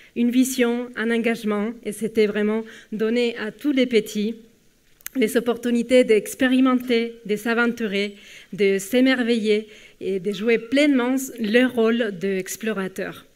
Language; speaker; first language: French; non-native, fluent; Spanish